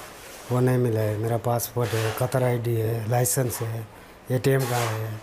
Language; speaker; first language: Hindi; non-native, local second language; Nepali